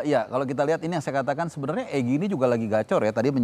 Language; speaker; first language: Indonesian; native; Indonesian